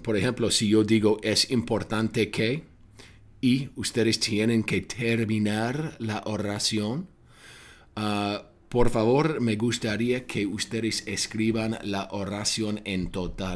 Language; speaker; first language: Spanish; non-native, fluent; English